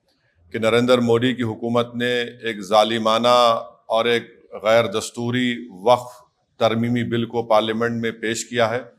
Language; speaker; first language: Hindi; native; Hindi